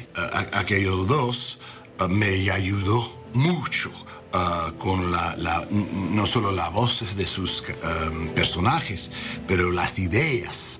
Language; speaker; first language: Spanish; non-native, learner; English